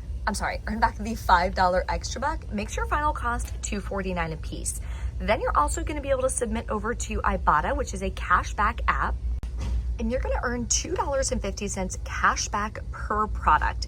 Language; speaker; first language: English; native; English